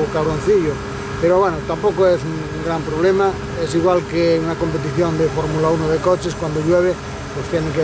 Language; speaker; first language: Spanish; native; Spanish